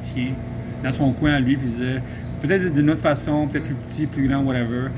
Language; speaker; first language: French; native; French